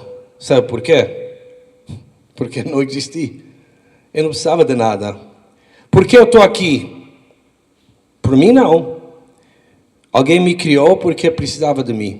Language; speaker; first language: Portuguese; non-native, fluent; English